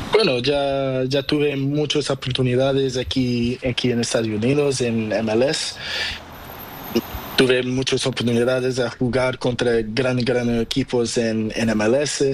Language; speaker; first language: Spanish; non-native, learner; Portuguese